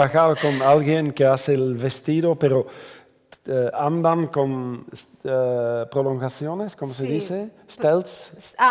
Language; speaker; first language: Spanish; non-native, fluent; Dutch